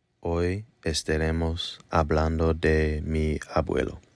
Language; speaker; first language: Spanish; non-native, learner; English